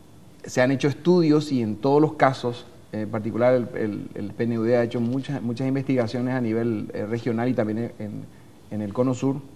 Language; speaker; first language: Spanish; native; Spanish